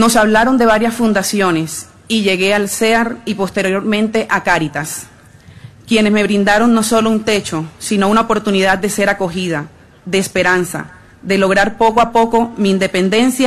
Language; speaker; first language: Spanish; native; Spanish